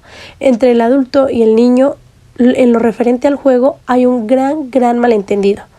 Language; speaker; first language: Spanish; native; Spanish